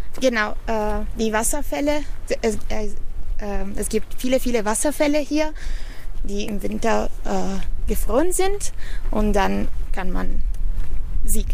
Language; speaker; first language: German; non-native, fluent; Italian